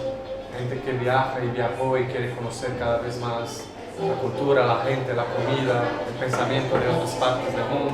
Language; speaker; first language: Spanish; non-native, fluent; Portuguese